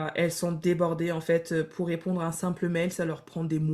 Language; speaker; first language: French; native; French